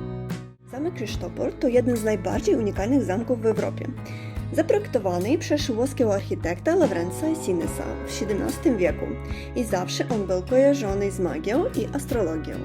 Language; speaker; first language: Polish; non-native, learner; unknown